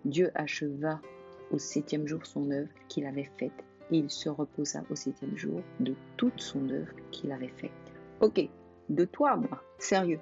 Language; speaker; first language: French; native; French